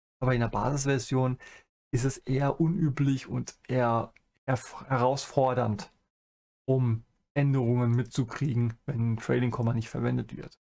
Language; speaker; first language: German; native; German